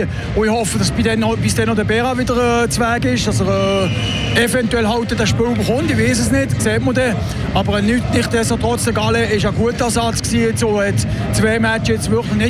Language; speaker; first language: German; native; German